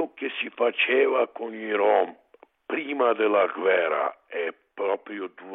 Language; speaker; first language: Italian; non-native, learner; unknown